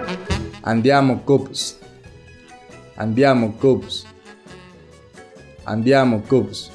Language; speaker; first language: Italian; non-native, learner; Spanish